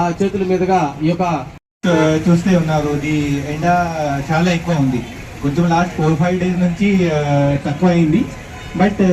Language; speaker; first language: Telugu; non-native, fluent; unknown